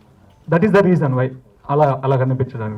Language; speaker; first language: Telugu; native; Telugu